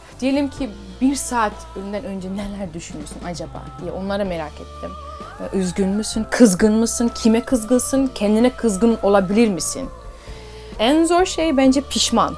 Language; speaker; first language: Turkish; early bilingual, heritage; Turkish